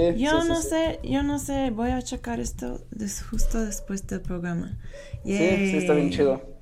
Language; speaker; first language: Spanish; non-native, fluent; English